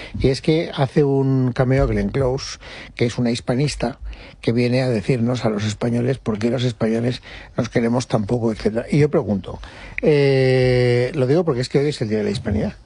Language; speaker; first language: Spanish; native; Spanish